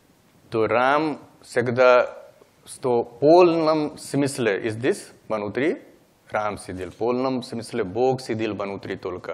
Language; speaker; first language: Russian; non-native, learner; Hindi